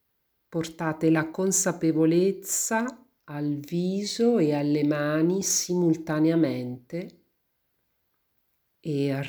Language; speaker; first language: Italian; native; Italian